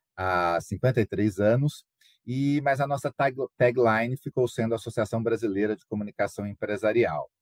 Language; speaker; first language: Portuguese; native; Portuguese